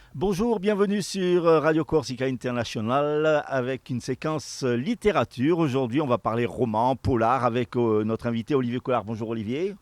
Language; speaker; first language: French; native; French